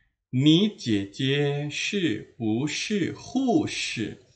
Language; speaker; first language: Chinese; non-native, fluent; Indonesian